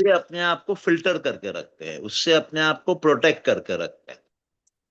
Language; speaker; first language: Hindi; native; Hindi